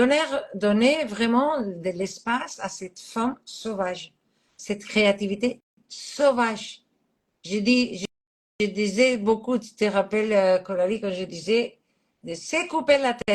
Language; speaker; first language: French; non-native, fluent; Catalan